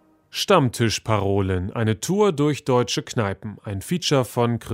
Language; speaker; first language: German; native; German